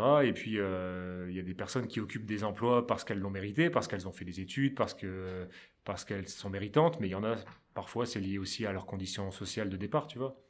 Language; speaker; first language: French; native; French